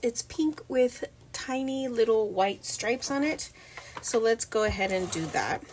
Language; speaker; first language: English; native; English